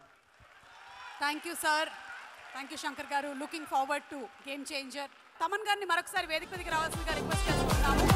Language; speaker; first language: Telugu; native; Telugu